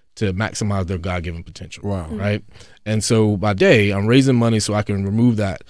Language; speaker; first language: English; native; English